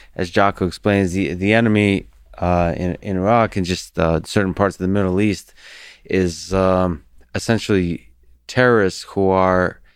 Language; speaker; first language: English; early bilingual, other home language; Russian